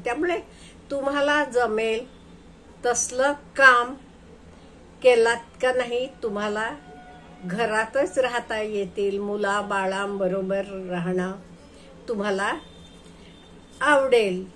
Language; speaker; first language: Marathi; non-native, fluent; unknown